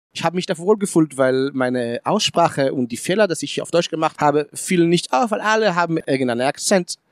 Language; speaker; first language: German; early bilingual, other home language; Hebrew